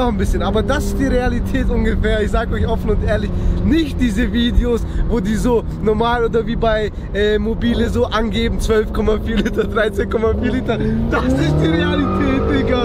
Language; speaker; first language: German; early bilingual, other home language; Turkish